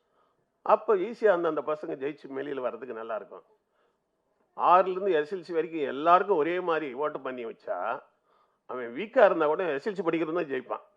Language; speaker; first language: Tamil; native; Tamil